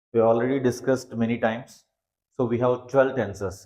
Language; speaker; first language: English; non-native, local second language; Telugu